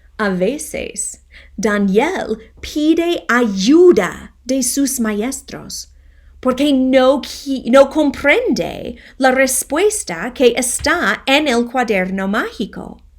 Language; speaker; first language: Spanish; non-native, fluent; English